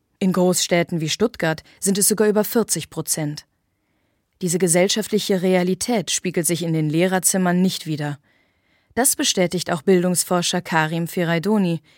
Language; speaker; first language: German; native; German